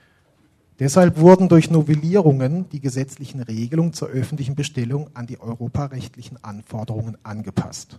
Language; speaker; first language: German; native; German